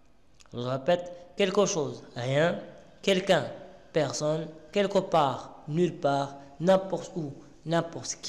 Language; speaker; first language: French; non-native, local second language; Arabic